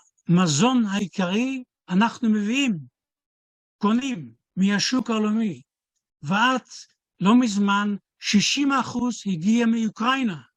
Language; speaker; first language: Hebrew; non-native, fluent; Dutch